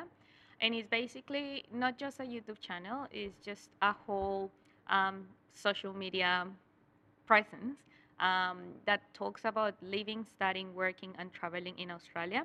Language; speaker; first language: English; non-native, fluent; Spanish